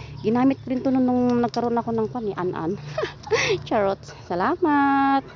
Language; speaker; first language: Filipino; non-native, local second language; Iloko